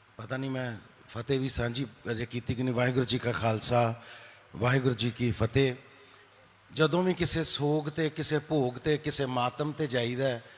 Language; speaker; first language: Punjabi; native; Punjabi